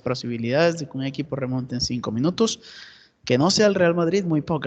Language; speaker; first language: Spanish; native; Spanish